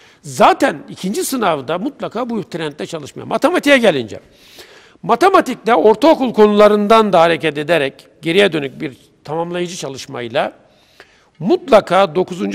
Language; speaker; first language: Turkish; native; Turkish